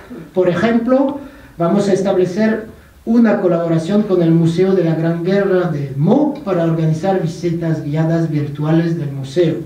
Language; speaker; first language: Spanish; non-native, fluent; French